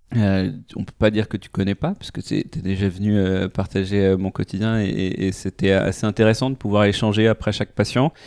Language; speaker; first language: French; native; French